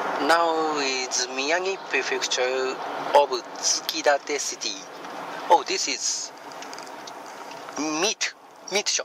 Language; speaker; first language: English; non-native, learner; Japanese